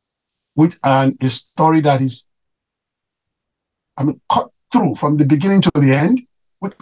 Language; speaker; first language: English; non-native, local second language; Yoruba